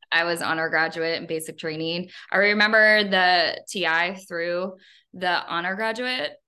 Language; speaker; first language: English; native; English